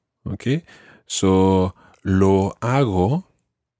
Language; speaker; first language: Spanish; non-native, fluent; English